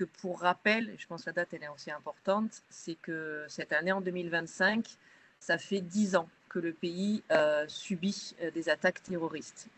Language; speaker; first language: French; native; French